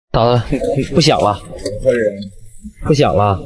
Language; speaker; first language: Chinese; native; Chinese